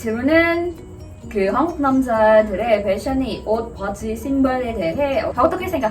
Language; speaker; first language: Korean; non-native, learner; Indonesian